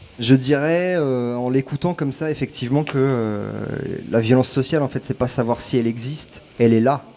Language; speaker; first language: French; native; French